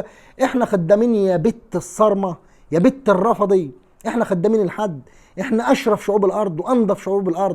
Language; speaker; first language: Arabic; native; Arabic